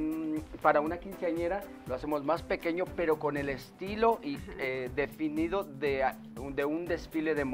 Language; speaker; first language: Spanish; native; Spanish